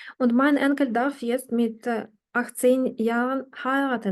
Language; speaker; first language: German; non-native, fluent; Ukrainian